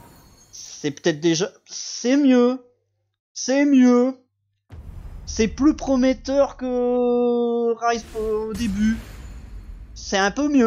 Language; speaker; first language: French; native; French